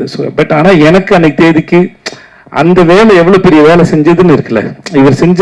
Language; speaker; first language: Tamil; native; Tamil